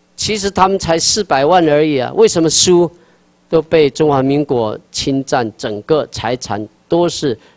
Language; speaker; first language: Chinese; non-native, local second language; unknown